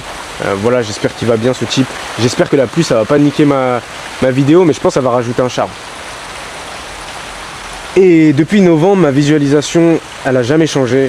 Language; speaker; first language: French; native; French